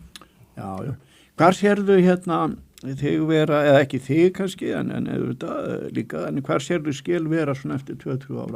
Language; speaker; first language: Icelandic; native; Icelandic